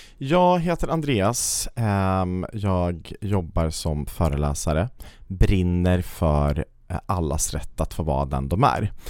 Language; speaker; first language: Swedish; native; Swedish